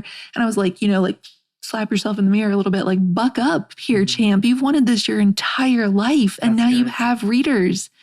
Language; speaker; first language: English; native; English